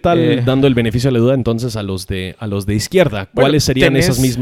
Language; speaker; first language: Spanish; non-native, fluent; English